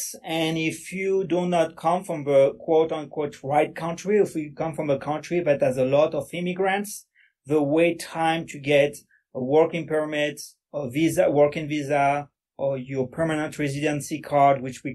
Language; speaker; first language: English; non-native, fluent; French